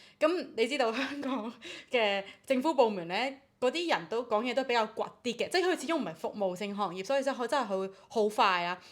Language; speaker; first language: Cantonese; native; Cantonese